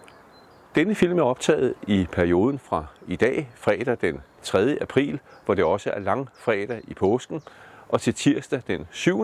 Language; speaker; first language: Danish; native; Danish